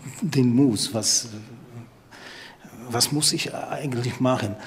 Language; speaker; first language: German; non-native, learner; Polish